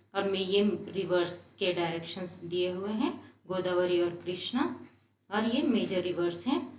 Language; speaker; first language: Hindi; non-native, local second language; Telugu